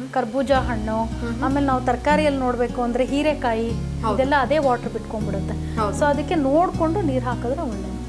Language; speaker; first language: Kannada; non-native, local second language; Konkani